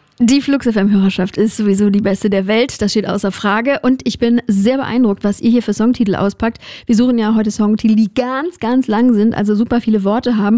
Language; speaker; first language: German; native; German